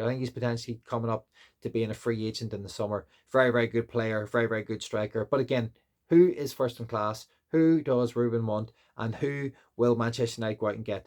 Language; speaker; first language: English; native; English